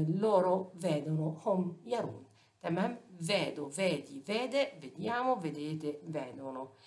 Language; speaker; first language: Italian; non-native, fluent; Arabic